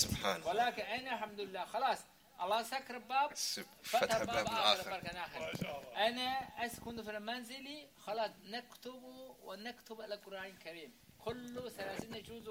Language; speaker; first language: Arabic; non-native, learner; Chinese